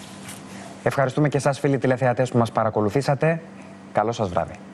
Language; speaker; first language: Greek; native; Greek